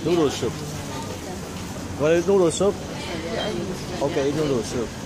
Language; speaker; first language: English; non-native, fluent; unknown